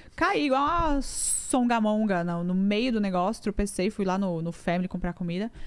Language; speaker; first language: Portuguese; native; Portuguese